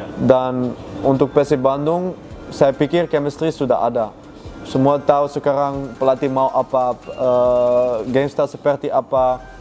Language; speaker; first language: Indonesian; non-native, fluent; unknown